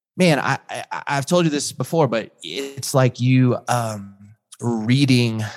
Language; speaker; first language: English; native; English